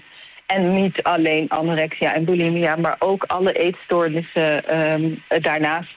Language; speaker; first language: Dutch; native; Dutch